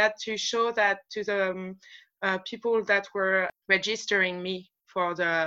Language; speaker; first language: English; non-native, fluent; French